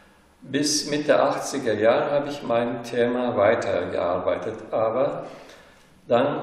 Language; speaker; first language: German; non-native, fluent; Turkish